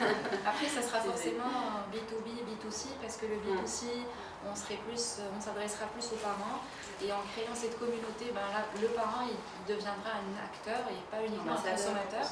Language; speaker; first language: French; native; French